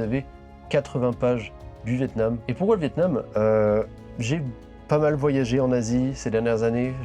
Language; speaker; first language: French; native; French